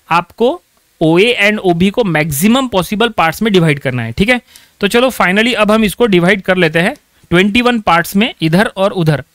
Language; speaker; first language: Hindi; non-native, local second language; Marathi